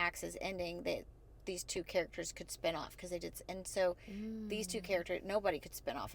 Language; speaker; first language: English; native; English